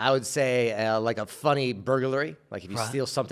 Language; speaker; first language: English; native; English